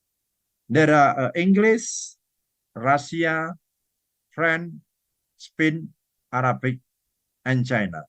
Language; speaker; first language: English; non-native, fluent; Indonesian